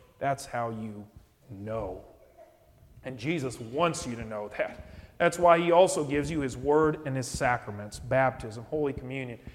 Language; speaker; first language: English; native; English